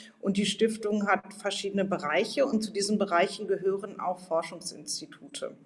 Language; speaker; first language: German; native; German